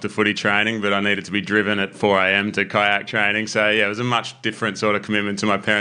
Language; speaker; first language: English; native; English